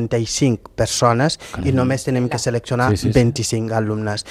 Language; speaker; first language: Catalan; non-native, local second language; Fula